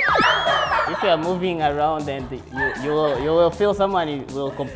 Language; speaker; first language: English; non-native, local second language; Kinyarwanda